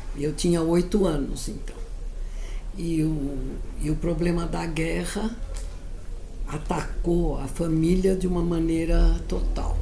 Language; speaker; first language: Portuguese; early bilingual, other home language; Yiddish